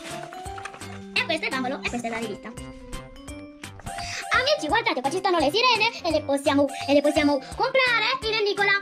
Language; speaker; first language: Italian; early bilingual, other home language; Spanish